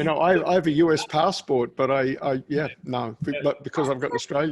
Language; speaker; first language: English; native; English